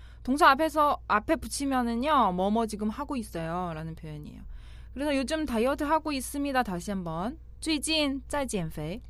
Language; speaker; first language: Korean; non-native, fluent; Chinese